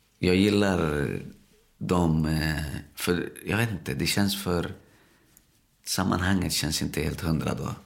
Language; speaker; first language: Swedish; early bilingual, other home language; Spanish